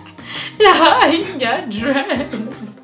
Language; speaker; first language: Swedish; non-native, fluent; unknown